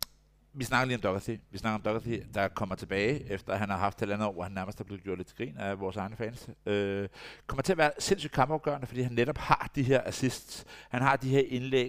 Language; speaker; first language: Danish; native; Danish